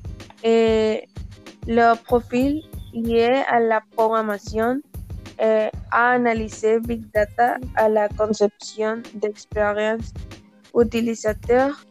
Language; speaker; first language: French; non-native, learner; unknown